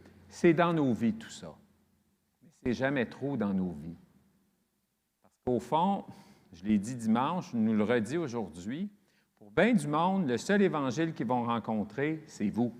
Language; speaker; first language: French; native; French